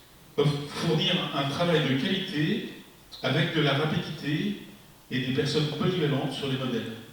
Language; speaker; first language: French; native; French